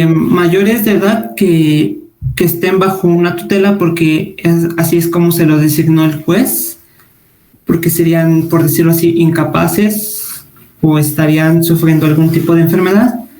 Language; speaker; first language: Spanish; native; Spanish